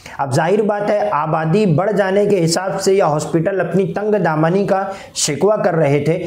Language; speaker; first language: Hindi; non-native, local second language; Urdu